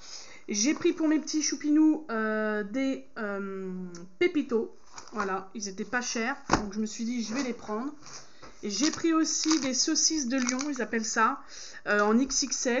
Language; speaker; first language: French; native; French